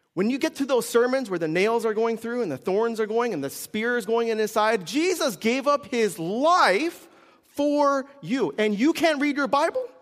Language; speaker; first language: English; early bilingual, other home language; Korean